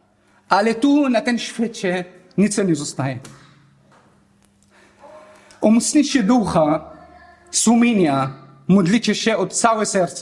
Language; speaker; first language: Polish; non-native, learner; Arabic